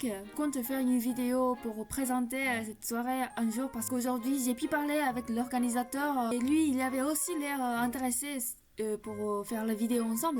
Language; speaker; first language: French; non-native, learner; Japanese